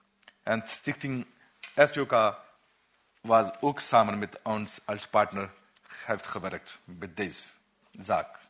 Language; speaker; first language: Dutch; non-native, learner; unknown